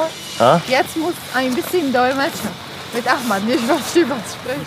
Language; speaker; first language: German; non-native, learner; Arabic